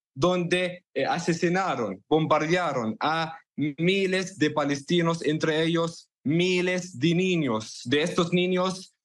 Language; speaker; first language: Spanish; non-native, fluent; Arabic